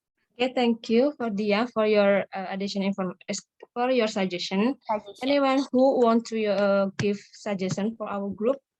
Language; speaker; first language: English; non-native, learner; Indonesian